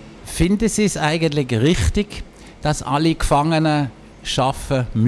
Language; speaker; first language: German; native; German